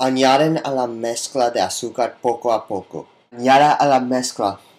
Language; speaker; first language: Spanish; non-native, learner; English